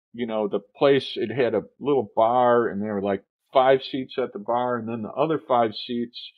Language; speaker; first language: English; native; English